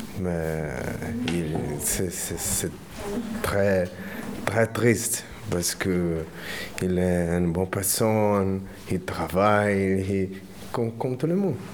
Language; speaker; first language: French; non-native, learner; Portuguese